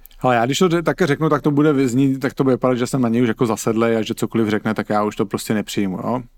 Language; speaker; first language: Czech; native; Czech